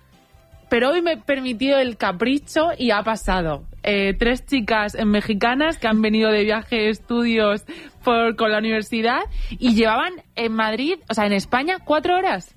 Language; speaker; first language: Spanish; native; Spanish